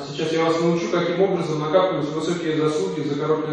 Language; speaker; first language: Russian; native; Russian